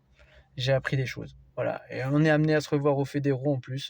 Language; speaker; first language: French; native; French